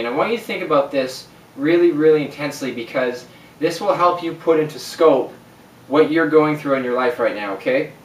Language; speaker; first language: English; native; English